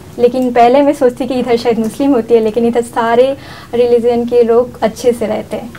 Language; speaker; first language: Urdu; non-native, fluent; Bangla